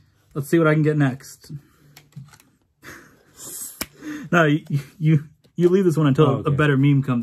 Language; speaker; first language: English; native; English